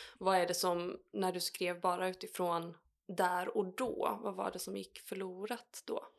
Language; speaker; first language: Swedish; native; Swedish